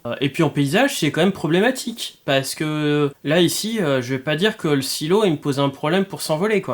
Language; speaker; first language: French; native; French